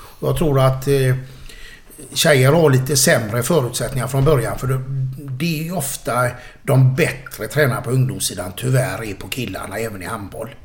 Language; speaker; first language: Swedish; native; Swedish